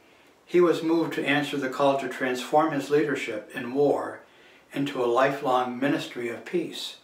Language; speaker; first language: English; native; English